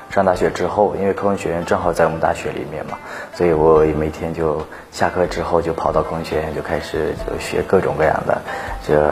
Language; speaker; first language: Chinese; non-native, fluent; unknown